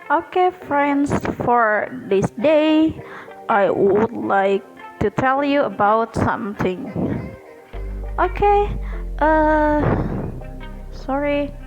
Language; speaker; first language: English; non-native, learner; Indonesian